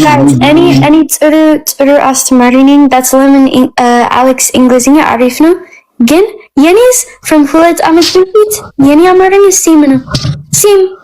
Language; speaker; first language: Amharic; non-native, learner; English